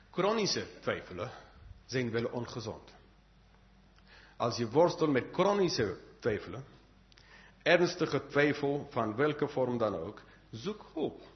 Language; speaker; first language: Dutch; non-native, fluent; English